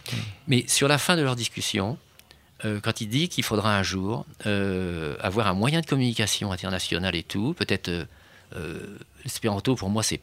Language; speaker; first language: French; native; French